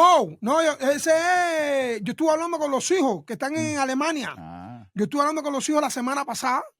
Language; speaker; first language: Spanish; native; Spanish